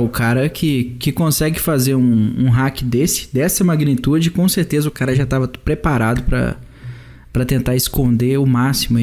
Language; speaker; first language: Portuguese; native; Portuguese